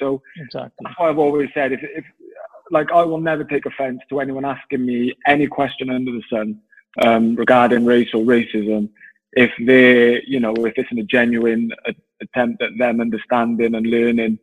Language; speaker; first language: English; native; English